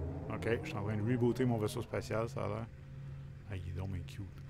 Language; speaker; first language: French; native; French